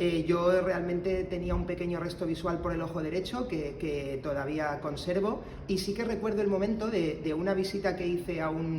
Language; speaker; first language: Spanish; native; Spanish